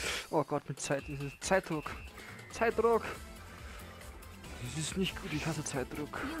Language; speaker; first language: German; native; German